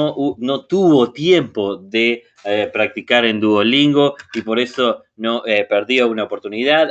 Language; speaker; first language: Spanish; non-native, fluent; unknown